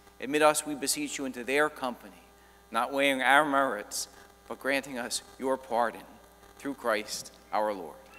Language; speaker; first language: English; native; English